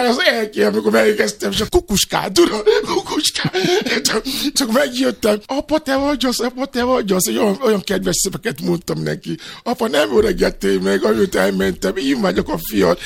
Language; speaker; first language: Hungarian; non-native, learner; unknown